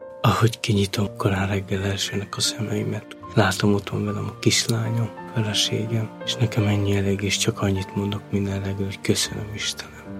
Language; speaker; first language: Hungarian; non-native, local second language; Romany